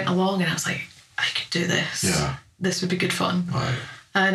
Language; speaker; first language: English; native; English